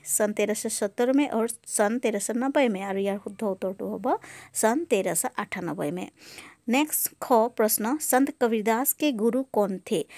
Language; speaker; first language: Hindi; non-native, local second language; Assamese